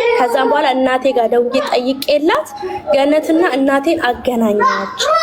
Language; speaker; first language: Amharic; native; Amharic